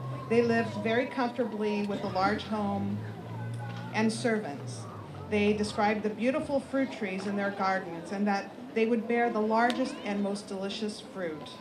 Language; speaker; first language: English; native; English